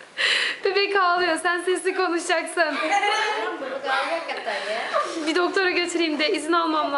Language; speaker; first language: Turkish; native; Turkish